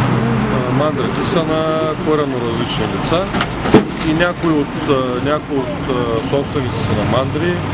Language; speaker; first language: Bulgarian; native; Bulgarian